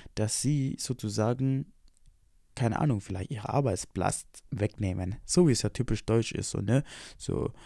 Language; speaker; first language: German; non-native, fluent; Indonesian